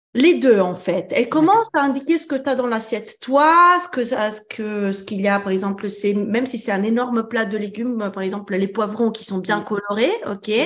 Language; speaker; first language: French; early bilingual, other home language; Italian